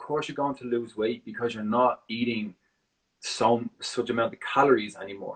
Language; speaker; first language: English; native; English